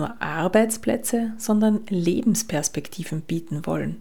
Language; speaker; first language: German; native; German